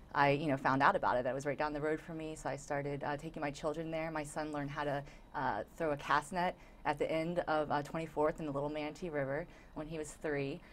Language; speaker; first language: English; native; English